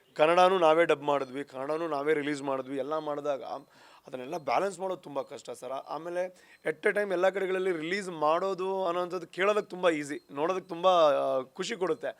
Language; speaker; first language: Kannada; non-native, local second language; Tulu